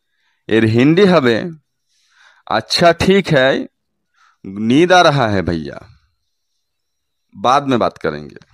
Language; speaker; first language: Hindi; non-native, fluent; Bangla